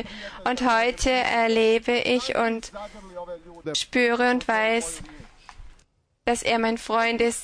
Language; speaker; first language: German; non-native, fluent; Croatian